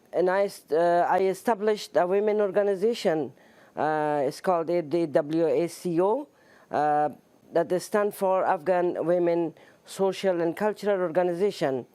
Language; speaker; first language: English; non-native, learner; Persian